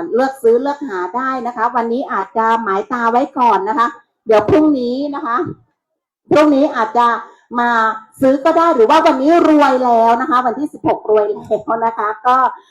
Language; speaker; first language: Thai; non-native, local second language; Shan